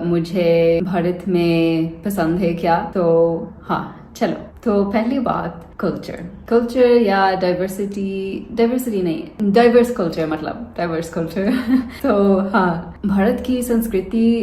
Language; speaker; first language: Hindi; non-native, learner; English